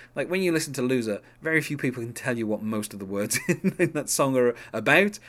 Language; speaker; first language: English; native; English